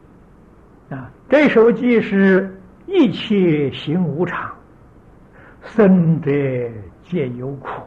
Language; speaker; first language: Chinese; native; Chinese